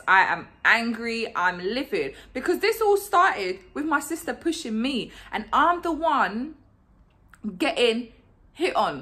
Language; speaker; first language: English; native; English